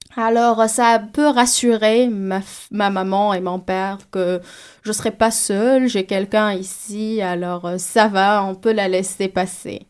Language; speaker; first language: French; non-native, local second language; Arabic